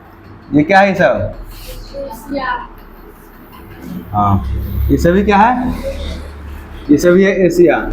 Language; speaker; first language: Hindi; native; Hindi